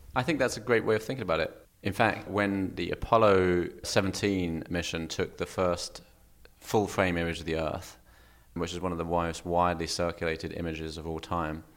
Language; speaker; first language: English; native; English